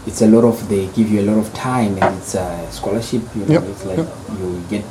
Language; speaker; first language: English; non-native, local second language; Shona